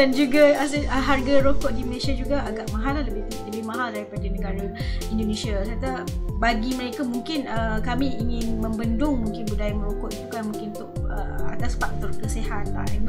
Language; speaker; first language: Malay; native; Malay